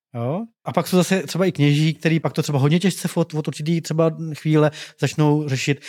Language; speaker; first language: Czech; native; Czech